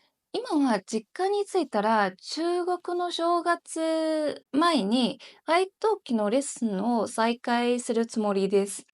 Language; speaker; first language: Japanese; non-native, learner; Chinese